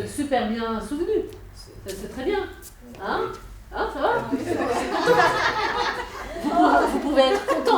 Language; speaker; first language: French; native; French